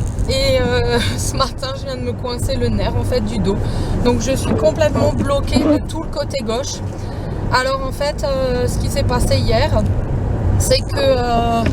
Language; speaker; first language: French; native; French